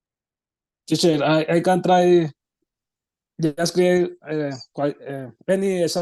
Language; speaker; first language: English; non-native, learner; Spanish